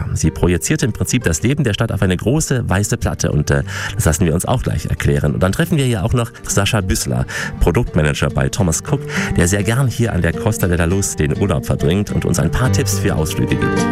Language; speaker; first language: German; native; German